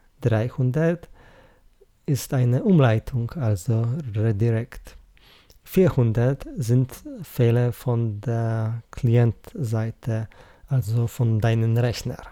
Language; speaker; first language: German; non-native, learner; Polish